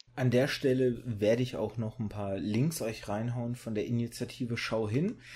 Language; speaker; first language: German; native; German